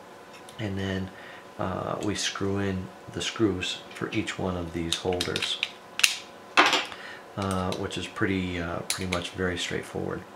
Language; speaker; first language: English; native; English